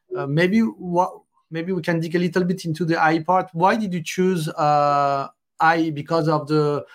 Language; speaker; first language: English; non-native, fluent; French